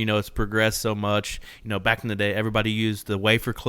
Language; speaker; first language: English; native; English